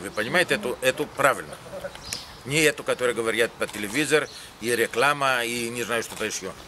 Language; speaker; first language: Russian; non-native, learner; Greek